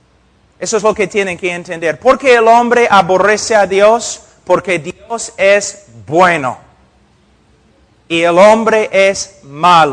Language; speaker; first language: Spanish; non-native, fluent; English